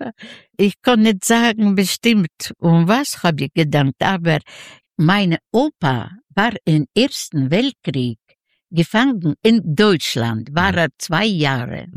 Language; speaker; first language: German; non-native, fluent; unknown